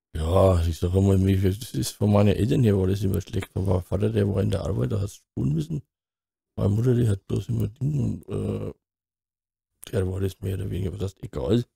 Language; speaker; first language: German; native; German